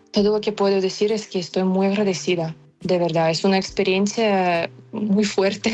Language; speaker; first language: Spanish; non-native, fluent; Ukrainian